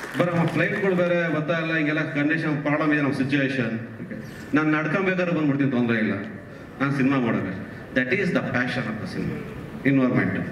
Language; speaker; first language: Kannada; native; Kannada